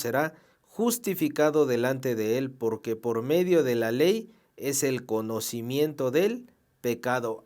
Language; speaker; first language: Spanish; native; Spanish